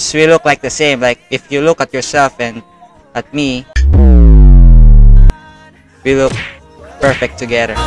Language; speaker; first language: English; non-native, local second language; Filipino